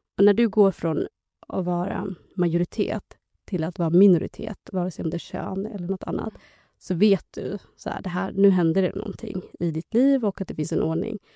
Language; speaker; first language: Swedish; early bilingual, other home language; Somali